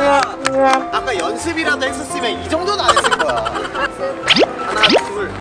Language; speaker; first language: Korean; native; Korean